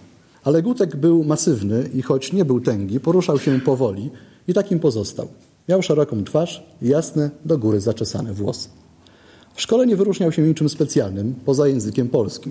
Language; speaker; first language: Polish; native; Polish